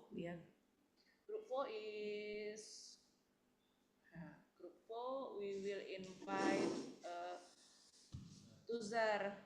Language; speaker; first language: English; non-native, fluent; Indonesian